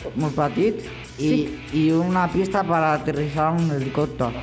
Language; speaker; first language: Catalan; non-native, local second language; Spanish